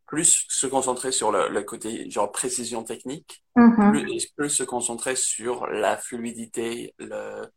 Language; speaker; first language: French; non-native, fluent; English